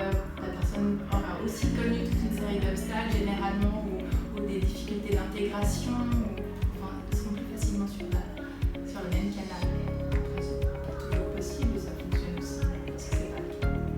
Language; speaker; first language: French; native; French